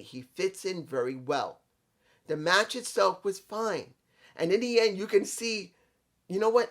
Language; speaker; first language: English; native; English